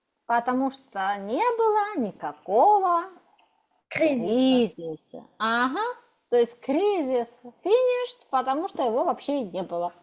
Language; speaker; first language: Russian; native; Russian